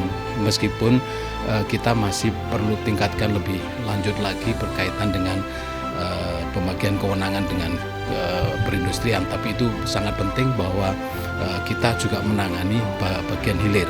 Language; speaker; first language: Indonesian; native; Indonesian